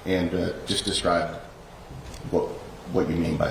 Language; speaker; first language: English; native; English